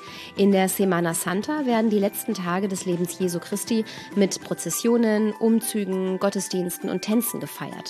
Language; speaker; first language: German; native; German